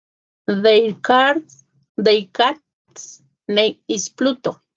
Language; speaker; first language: English; non-native, learner; Spanish